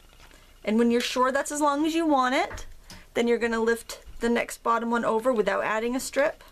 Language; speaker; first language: English; native; English